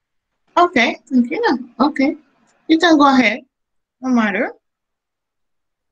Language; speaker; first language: English; non-native, fluent; Spanish